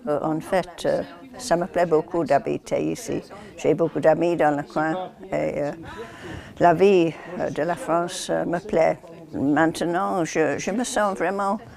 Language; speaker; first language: French; non-native, fluent; English